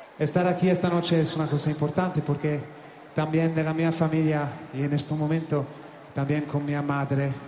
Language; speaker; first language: Spanish; non-native, learner; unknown